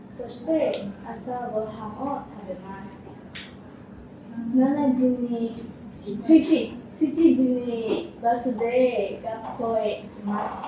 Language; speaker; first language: Japanese; non-native, learner; Indonesian